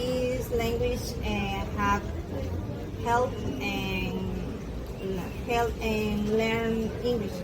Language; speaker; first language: English; non-native, learner; Spanish